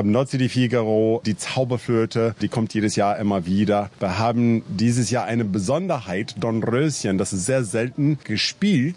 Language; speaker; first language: German; non-native, learner; English